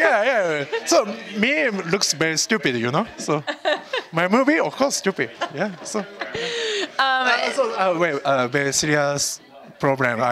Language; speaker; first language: English; non-native, learner; Japanese